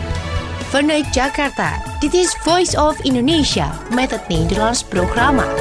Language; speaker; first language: Dutch; non-native, fluent; Indonesian